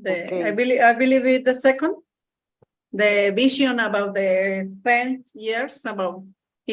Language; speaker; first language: English; non-native, learner; Spanish